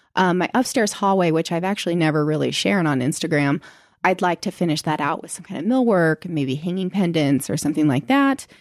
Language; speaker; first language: English; native; English